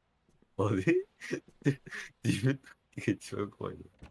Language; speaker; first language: Japanese; native; Japanese